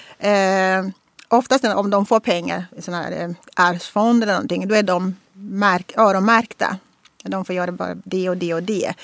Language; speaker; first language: Swedish; non-native, fluent; Portuguese